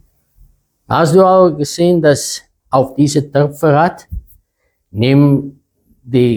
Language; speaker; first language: German; non-native, fluent; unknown